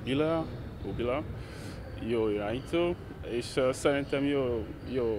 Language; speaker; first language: Hungarian; non-native, learner; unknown